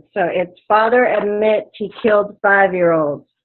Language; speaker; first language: English; native; English